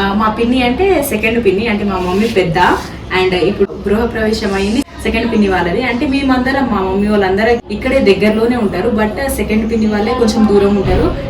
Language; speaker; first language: Telugu; non-native, local second language; Lambadi